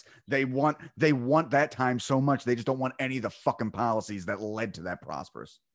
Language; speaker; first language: English; native; English